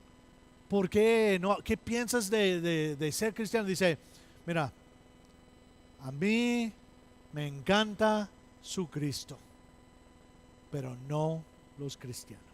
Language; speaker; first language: Spanish; non-native, fluent; English